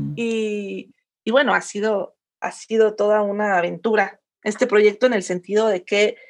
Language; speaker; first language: Spanish; native; Spanish